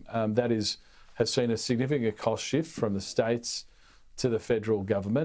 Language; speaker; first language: English; native; English